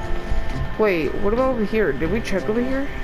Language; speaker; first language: English; native; English